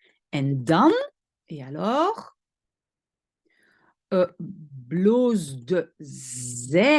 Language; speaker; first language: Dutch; non-native, fluent; French